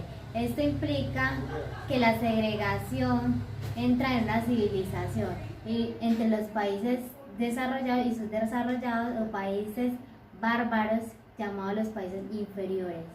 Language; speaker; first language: Spanish; native; Spanish